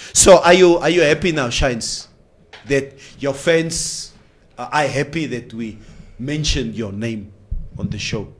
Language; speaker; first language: English; non-native, local second language; Afrikaans